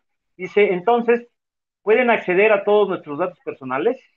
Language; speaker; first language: Spanish; native; Spanish